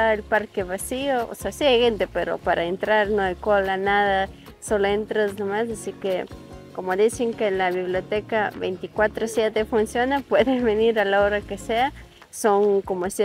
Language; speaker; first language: Spanish; non-native, fluent; Ukrainian